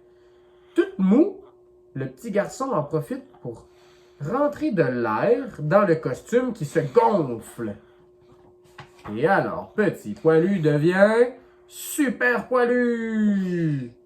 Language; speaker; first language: French; native; French